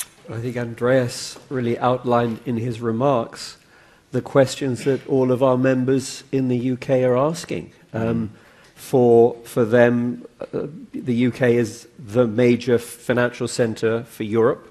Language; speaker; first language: English; native; English